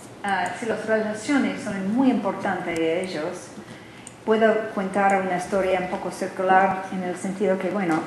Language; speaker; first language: Spanish; non-native, learner; English